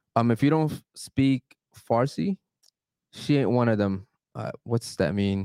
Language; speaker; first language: English; early bilingual, other home language; Spanish